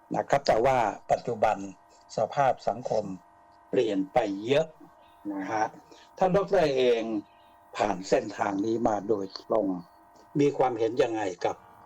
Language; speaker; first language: Thai; native; Thai